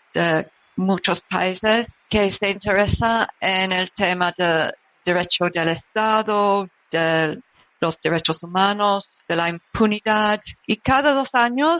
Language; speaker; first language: Spanish; non-native, learner; English